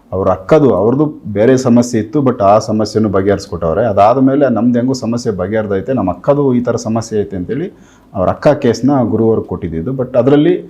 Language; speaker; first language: Kannada; native; Kannada